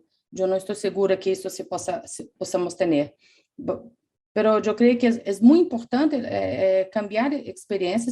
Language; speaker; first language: Spanish; non-native, fluent; Portuguese